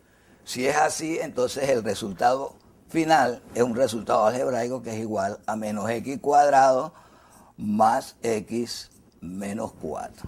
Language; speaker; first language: Spanish; native; Spanish